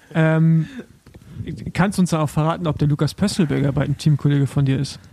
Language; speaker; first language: German; native; German